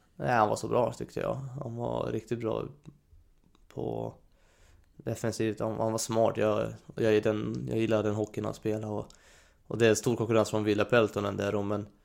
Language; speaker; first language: Swedish; non-native, fluent; Hungarian